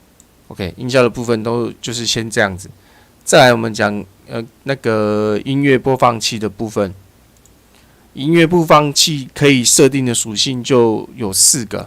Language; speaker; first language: Chinese; native; Chinese